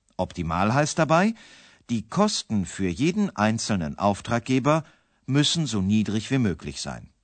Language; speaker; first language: German; native; German